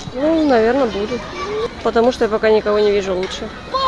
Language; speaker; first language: Russian; native; Russian